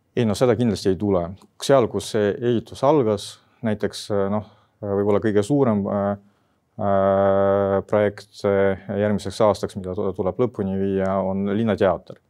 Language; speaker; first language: Estonian; non-native, local second language; Russian